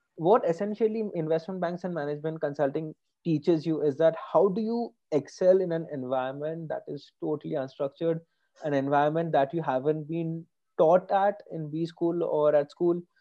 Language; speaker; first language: English; non-native, local second language; Bangla